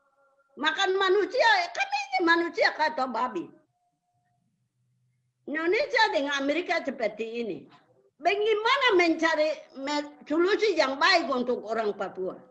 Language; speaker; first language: Indonesian; non-native, local second language; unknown